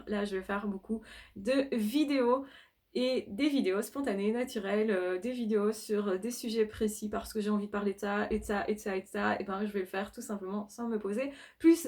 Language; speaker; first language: French; native; French